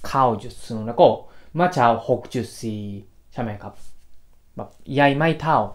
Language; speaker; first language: Thai; non-native, fluent; Japanese